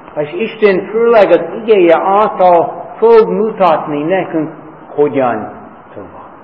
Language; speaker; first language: Hungarian; non-native, fluent; English